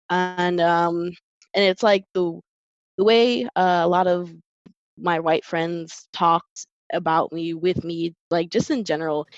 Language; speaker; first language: English; native; English